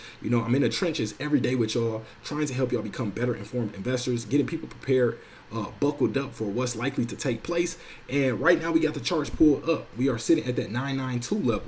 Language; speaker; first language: English; native; English